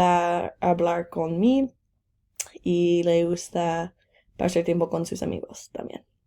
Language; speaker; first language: Spanish; non-native, learner; English